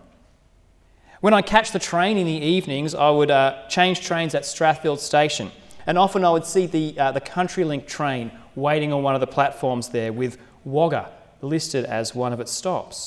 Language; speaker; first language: English; native; English